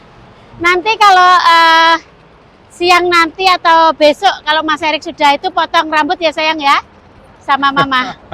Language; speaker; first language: Indonesian; native; Indonesian